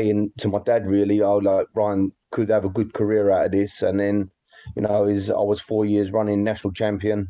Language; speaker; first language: English; native; English